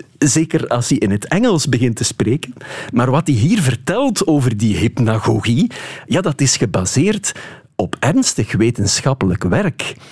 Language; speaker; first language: Dutch; native; Dutch